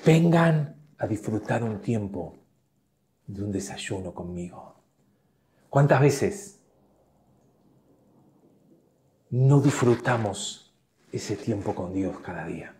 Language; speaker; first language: Spanish; native; Spanish